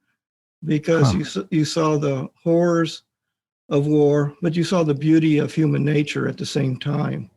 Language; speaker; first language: English; native; English